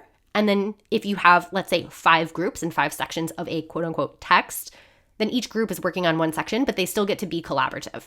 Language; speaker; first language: English; native; English